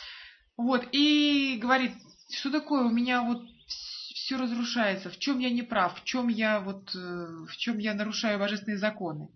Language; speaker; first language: Russian; native; Russian